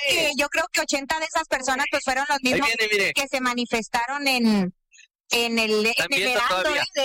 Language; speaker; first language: Spanish; native; Spanish